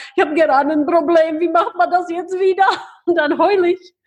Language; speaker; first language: German; non-native, fluent; Czech